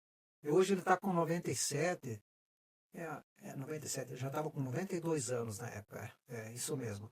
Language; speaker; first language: Portuguese; native; Portuguese